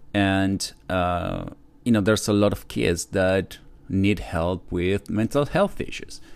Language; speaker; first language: English; non-native, fluent; Spanish